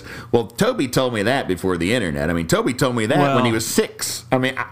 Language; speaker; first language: English; native; English